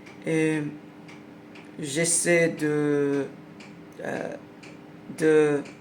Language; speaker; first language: French; non-native, learner; Arabic